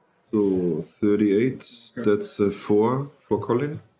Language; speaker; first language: English; non-native, fluent; German